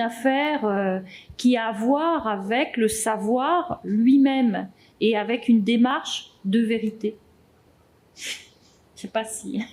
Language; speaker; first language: French; native; French